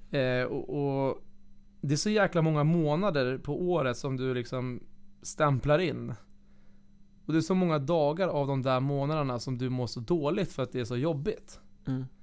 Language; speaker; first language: Swedish; native; Swedish